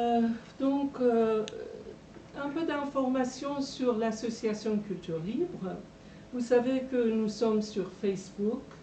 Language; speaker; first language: French; non-native, fluent; Persian